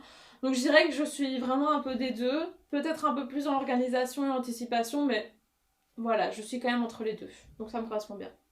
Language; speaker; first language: French; native; French